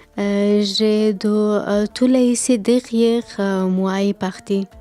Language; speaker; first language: French; non-native, learner; Persian